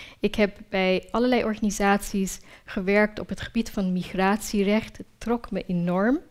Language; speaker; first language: Dutch; early bilingual, other home language; Urdu